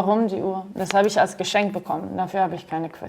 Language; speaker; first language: German; non-native, fluent; Arabic